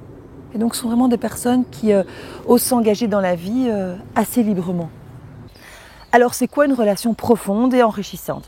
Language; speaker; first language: French; native; French